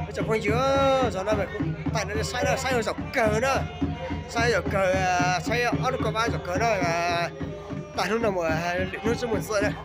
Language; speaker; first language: Vietnamese; non-native, local second language; Hmong